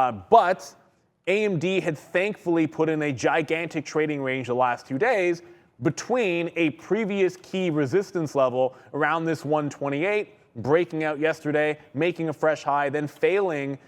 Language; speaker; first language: English; native; English